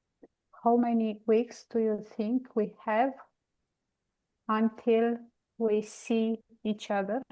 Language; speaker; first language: English; non-native, learner; Romanian